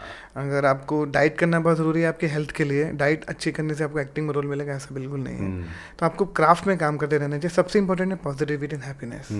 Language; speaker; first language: Hindi; native; Hindi